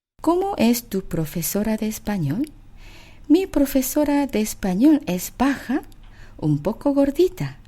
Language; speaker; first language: Spanish; non-native, fluent; Korean